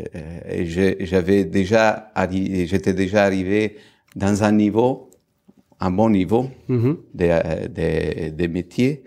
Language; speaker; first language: French; non-native, fluent; Italian